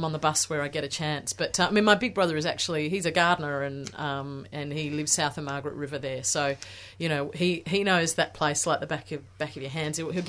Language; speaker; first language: English; native; English